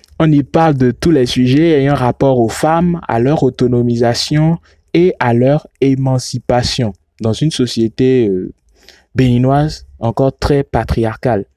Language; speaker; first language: French; non-native, local second language; Yoruba